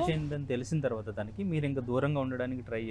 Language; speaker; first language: Telugu; native; Telugu